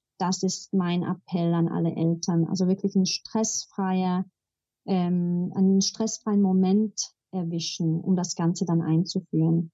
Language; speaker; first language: German; early bilingual, heritage; German